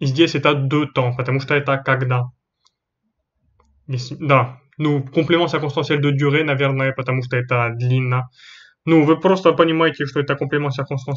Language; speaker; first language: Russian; non-native, fluent; French